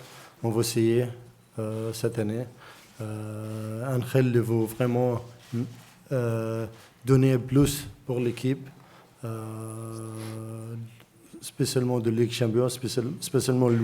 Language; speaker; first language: French; non-native, learner; Arabic